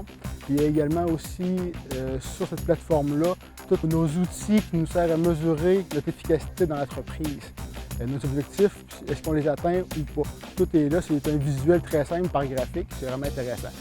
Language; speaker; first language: French; native; French